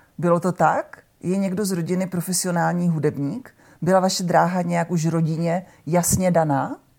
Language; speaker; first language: Czech; native; Czech